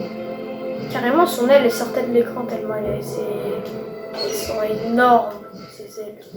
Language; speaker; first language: French; native; French